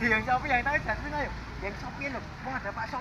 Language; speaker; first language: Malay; non-native, local second language; Javanese